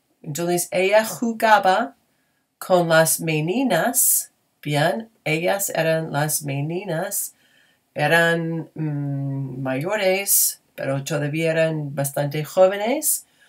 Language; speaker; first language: Spanish; non-native, fluent; English